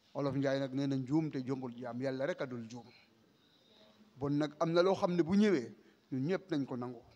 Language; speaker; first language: Wolof; non-native, local second language; Serer